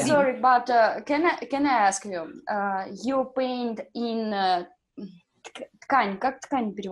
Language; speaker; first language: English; non-native, learner; Russian